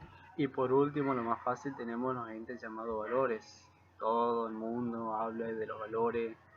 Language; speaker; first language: Spanish; native; Spanish